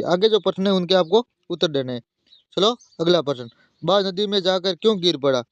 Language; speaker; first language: Hindi; native; Hindi